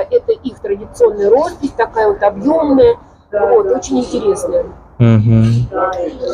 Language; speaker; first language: Russian; native; Russian